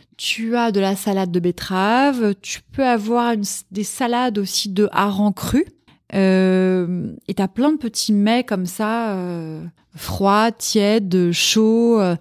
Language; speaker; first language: French; native; French